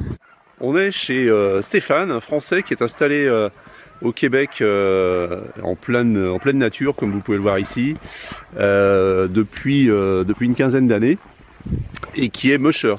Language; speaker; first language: French; native; French